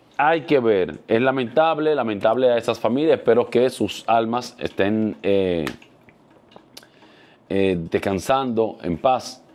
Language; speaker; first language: Spanish; native; Spanish